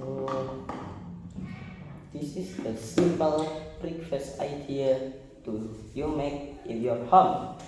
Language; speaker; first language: English; non-native, learner; Indonesian